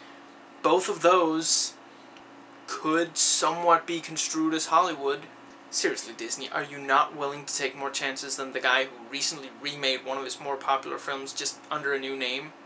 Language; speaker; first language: English; native; English